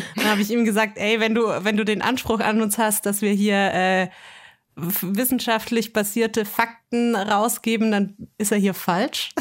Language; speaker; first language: German; native; German